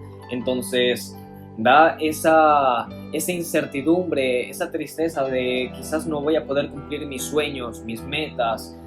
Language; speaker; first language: Spanish; native; Spanish